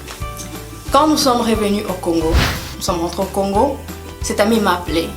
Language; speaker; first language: French; non-native, local second language; Lingala